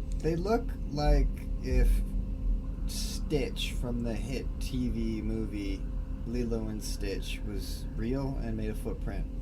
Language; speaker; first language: English; native; English